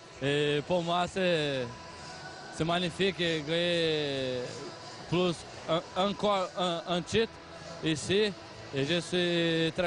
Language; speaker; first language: French; non-native, learner; Portuguese